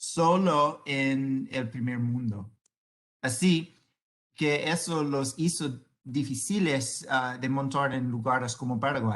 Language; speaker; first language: Spanish; non-native, learner; English